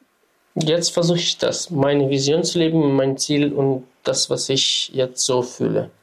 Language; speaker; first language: German; non-native, fluent; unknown